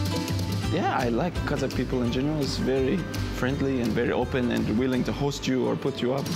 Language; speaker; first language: English; non-native, fluent; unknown